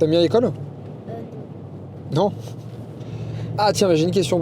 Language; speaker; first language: French; native; French